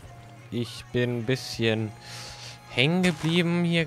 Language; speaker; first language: German; native; German